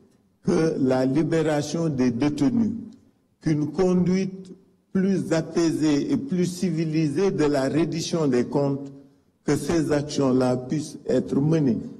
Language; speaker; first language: French; non-native, local second language; Wolof